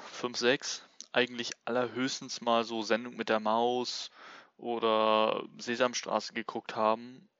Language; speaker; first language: German; native; German